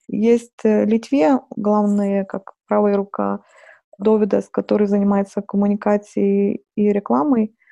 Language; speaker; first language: Russian; non-native, fluent; Lithuanian